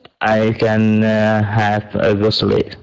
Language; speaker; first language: English; non-native, learner; Vietnamese